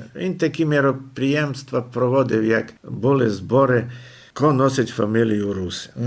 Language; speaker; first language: Ukrainian; native; Ukrainian